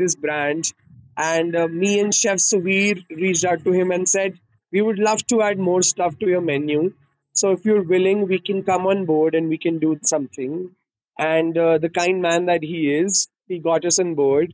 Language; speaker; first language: English; non-native, local second language; Hindi